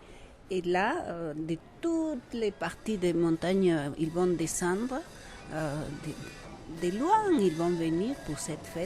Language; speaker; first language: French; non-native, fluent; Quechua